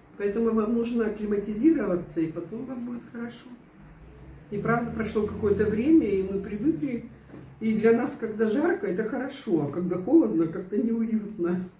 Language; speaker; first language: Russian; native; Russian